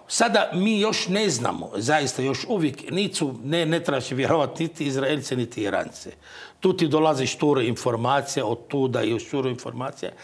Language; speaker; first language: Croatian; non-native, fluent; Arabic